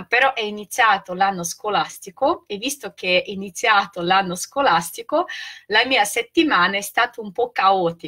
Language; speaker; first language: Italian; non-native, fluent; Russian